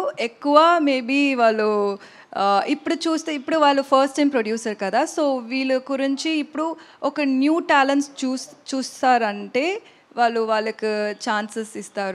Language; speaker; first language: Telugu; non-native, learner; Tamil